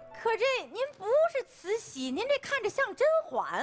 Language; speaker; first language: Chinese; native; Chinese